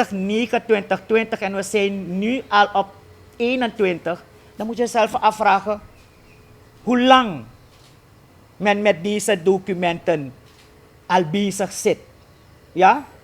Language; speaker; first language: Dutch; native; Dutch